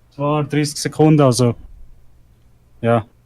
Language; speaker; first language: German; native; German